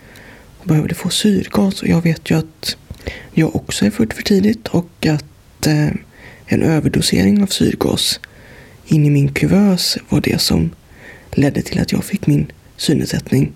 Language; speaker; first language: Swedish; native; Swedish